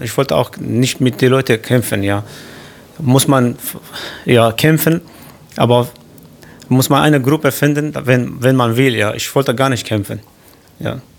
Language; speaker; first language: German; non-native, learner; Kurdish